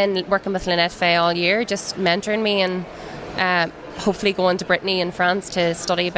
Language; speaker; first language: English; native; English